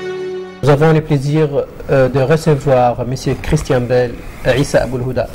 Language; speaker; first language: French; non-native, fluent; Arabic